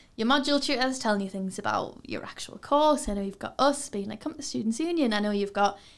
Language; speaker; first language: English; native; English